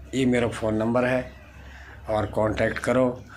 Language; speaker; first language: Hindi; native; Hindi